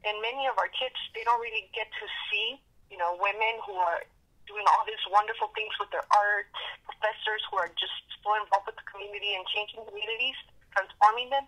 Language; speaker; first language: English; early bilingual, other home language; Spanish